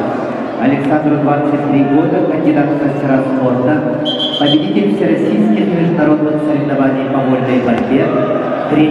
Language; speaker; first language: Russian; native; Russian